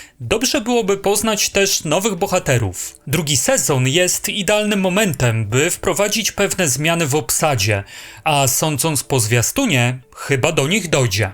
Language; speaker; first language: Polish; native; Polish